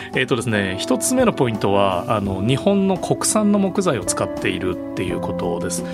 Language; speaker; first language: Japanese; native; Japanese